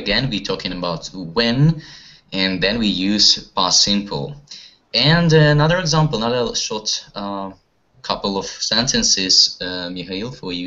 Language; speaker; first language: English; non-native, fluent; Russian